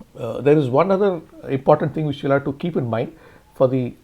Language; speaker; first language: English; non-native, local second language; Tamil